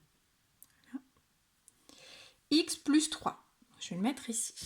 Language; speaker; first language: French; native; French